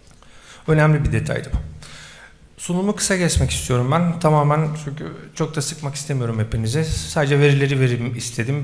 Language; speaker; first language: Turkish; native; Turkish